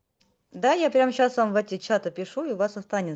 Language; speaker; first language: Russian; native; Russian